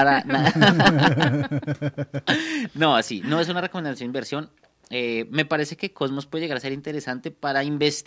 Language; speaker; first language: Spanish; native; Spanish